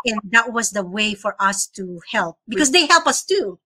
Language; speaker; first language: English; non-native, local second language; Filipino